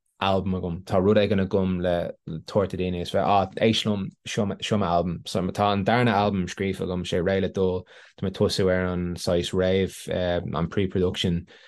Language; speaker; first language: Irish; non-native, local second language; English